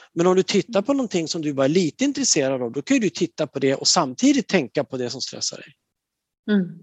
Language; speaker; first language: Swedish; native; Swedish